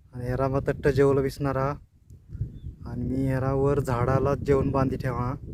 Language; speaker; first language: Marathi; non-native, local second language; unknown